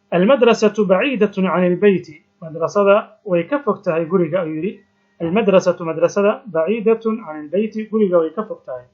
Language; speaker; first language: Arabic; non-native, fluent; Somali